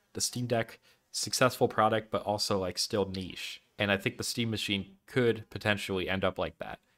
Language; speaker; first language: English; native; English